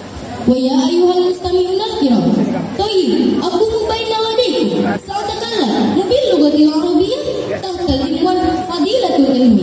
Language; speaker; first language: Arabic; non-native, learner; Indonesian